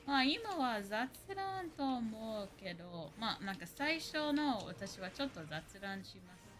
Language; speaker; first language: Japanese; non-native, learner; English